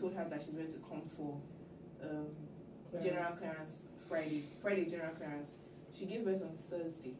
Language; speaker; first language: English; non-native, local second language; Yoruba